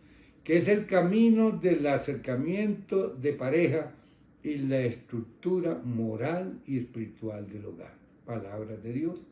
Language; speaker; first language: Spanish; native; Spanish